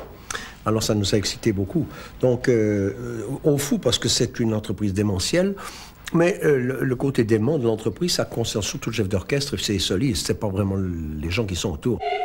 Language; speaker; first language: French; native; French